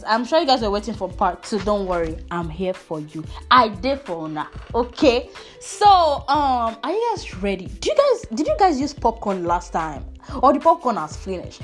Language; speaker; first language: English; non-native, local second language; Igbo